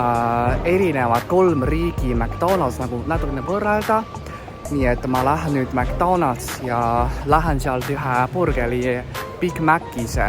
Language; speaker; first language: Estonian; non-native, fluent; Chinese